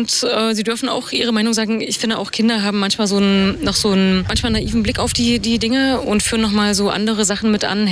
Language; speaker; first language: German; native; German